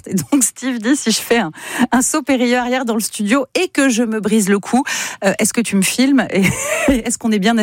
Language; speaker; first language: French; native; French